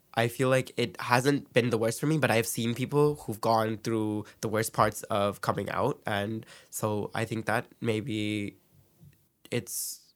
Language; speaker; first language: English; native; English